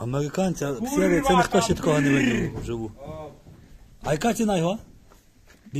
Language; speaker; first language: Polish; non-native, learner; Ukrainian